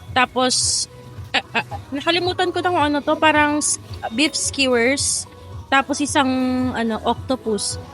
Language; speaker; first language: Filipino; native; Filipino